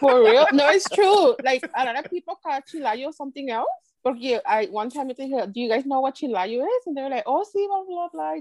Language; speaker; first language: English; early bilingual, other home language; Spanish